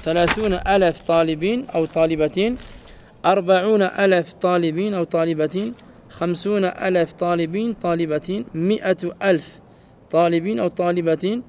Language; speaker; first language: Arabic; non-native, learner; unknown